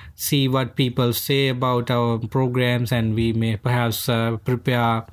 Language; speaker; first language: English; non-native, local second language; Sinhala